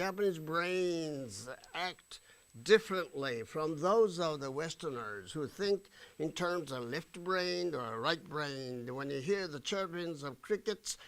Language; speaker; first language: English; non-native, fluent; Japanese